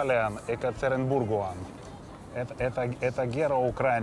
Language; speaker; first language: Basque; non-native, learner; Russian